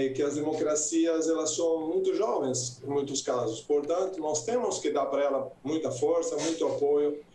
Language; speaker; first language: Portuguese; non-native, fluent; Italian